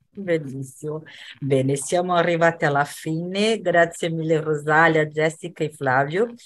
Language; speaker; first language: Italian; non-native, fluent; Portuguese